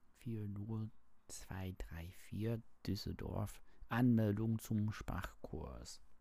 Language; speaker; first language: German; non-native, learner; English